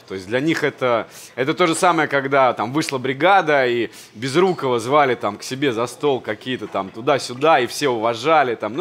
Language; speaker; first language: Russian; native; Russian